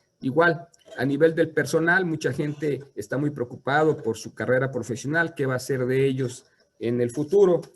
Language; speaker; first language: Spanish; native; Spanish